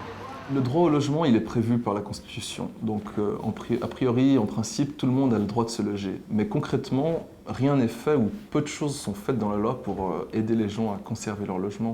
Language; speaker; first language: French; native; French